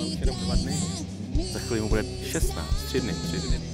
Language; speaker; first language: Czech; native; Czech